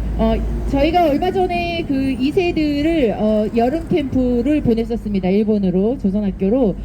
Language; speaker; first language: Korean; native; Korean